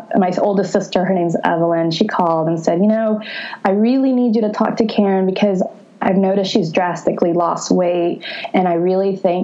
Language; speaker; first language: English; native; English